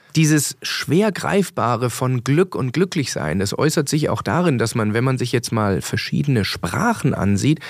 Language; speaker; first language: German; early bilingual, other home language; Danish